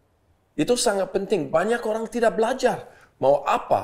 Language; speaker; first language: Indonesian; non-native, learner; English